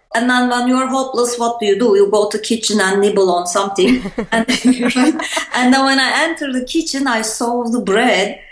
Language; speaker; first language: English; non-native, fluent; Turkish